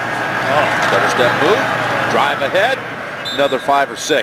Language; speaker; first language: English; native; English